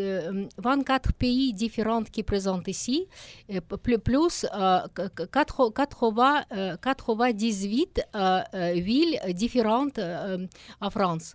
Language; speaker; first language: French; non-native, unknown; Russian